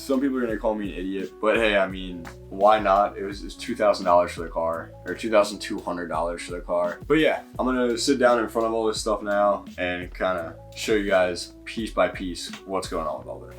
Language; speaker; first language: English; native; English